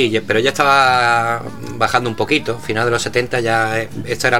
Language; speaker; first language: Spanish; native; Spanish